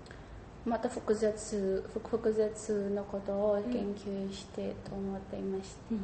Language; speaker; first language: Japanese; non-native, learner; Indonesian